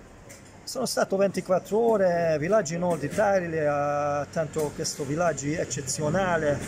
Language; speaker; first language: Italian; non-native, learner; Hungarian